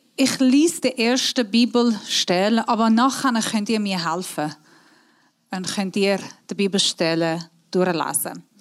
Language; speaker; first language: German; non-native, fluent; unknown